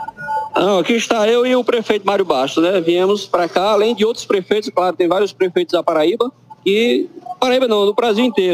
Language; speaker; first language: Portuguese; native; Portuguese